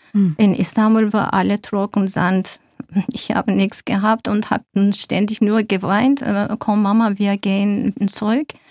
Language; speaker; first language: German; non-native, fluent; Zaza